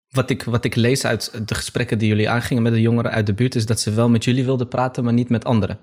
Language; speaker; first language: Dutch; early bilingual, other home language; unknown